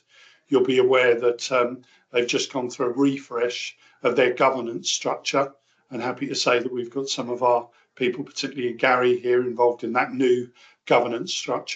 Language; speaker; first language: English; native; English